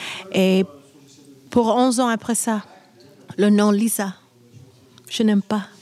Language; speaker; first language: French; non-native, learner; English